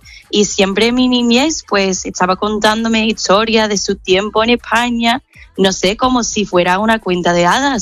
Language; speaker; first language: Spanish; non-native, fluent; English